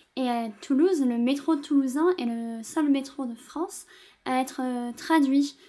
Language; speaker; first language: French; native; French